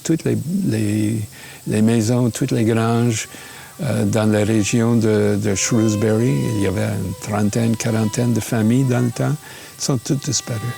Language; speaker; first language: French; non-native, local second language; English